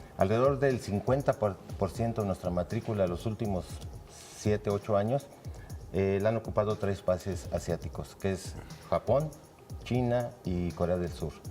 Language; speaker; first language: Spanish; native; Spanish